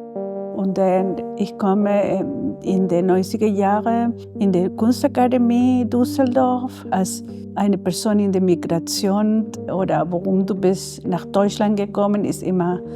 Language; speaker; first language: German; non-native, learner; Spanish